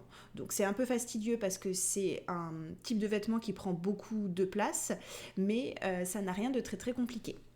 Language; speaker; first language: French; native; French